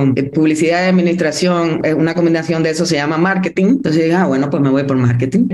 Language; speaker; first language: Spanish; native; Spanish